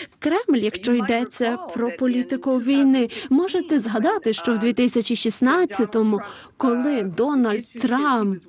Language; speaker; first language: Ukrainian; non-native, fluent; English